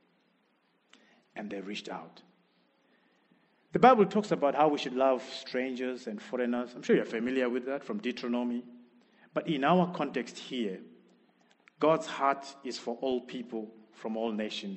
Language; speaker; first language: English; non-native, local second language; Shona